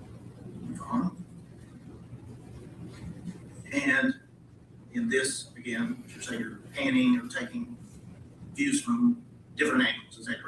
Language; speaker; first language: English; native; English